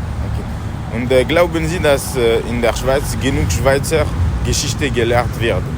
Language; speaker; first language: German; non-native, learner; French